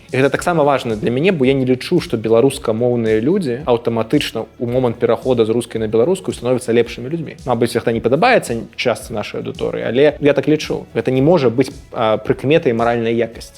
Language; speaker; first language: Belarusian; non-native, local second language; Russian